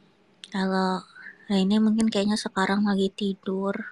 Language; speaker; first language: Indonesian; native; Indonesian